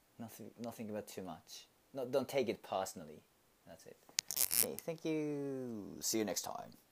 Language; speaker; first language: English; non-native, learner; Japanese